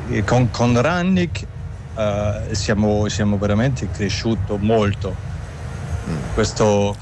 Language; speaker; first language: Italian; non-native, learner; German